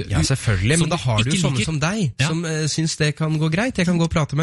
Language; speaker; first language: Norwegian; native; Norwegian